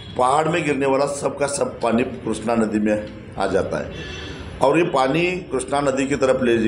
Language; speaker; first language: Hindi; non-native, local second language; Marathi